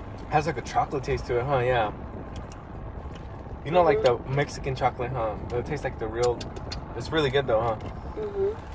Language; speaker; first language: English; early bilingual, other home language; Spanish